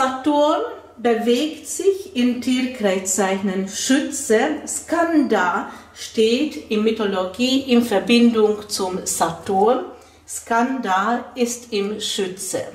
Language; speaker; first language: German; non-native, fluent; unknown